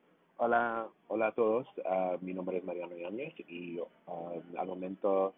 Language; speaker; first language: Spanish; early bilingual, heritage; Spanish